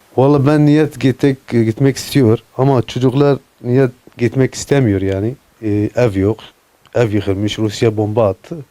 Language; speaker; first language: Turkish; non-native, learner; Arabic